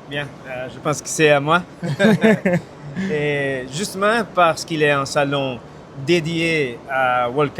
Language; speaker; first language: French; non-native, fluent; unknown